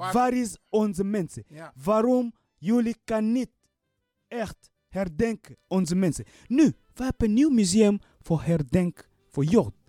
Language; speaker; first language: Dutch; non-native, learner; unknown